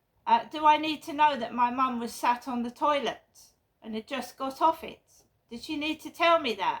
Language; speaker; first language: English; native; English